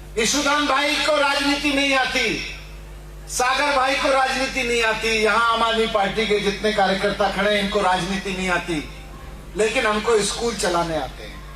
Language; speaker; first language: Hindi; native; Hindi